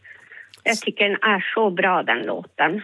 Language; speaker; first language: Swedish; native; Swedish